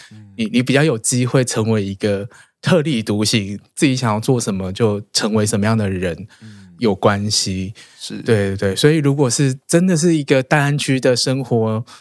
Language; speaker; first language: Chinese; native; Chinese